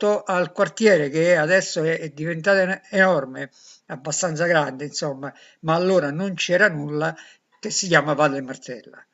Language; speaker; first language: Italian; native; Italian